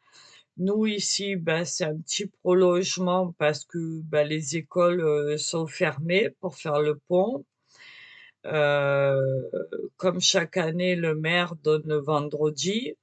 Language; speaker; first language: French; native; French